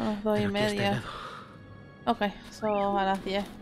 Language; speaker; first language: Spanish; early bilingual, heritage; Spanish